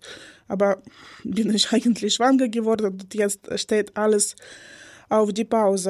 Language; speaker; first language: German; non-native, learner; Ukrainian